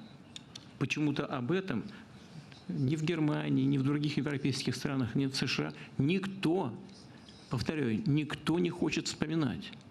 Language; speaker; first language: Russian; native; Russian